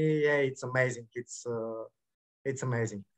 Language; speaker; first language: English; non-native, learner; Bulgarian